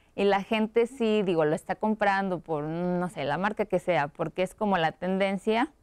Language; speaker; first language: Spanish; native; Spanish